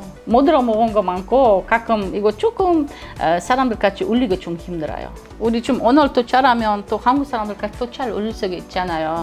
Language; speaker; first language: Korean; non-native, learner; Russian